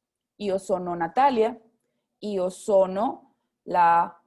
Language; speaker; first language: Italian; non-native, fluent; Spanish